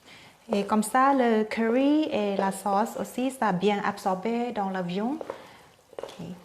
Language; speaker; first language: French; non-native, learner; Thai